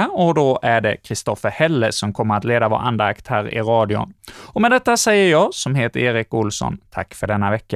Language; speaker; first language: Swedish; native; Swedish